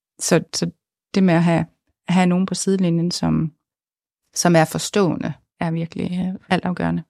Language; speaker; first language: Danish; native; Danish